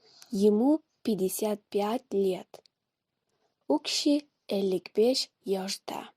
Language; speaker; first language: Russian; non-native, fluent; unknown